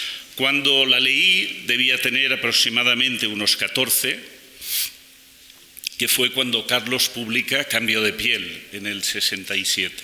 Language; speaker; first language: Spanish; native; Spanish